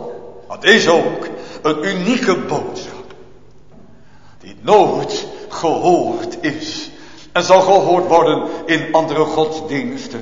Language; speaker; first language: Dutch; native; Dutch